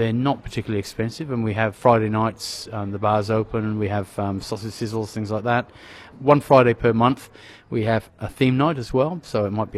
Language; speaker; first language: English; native; English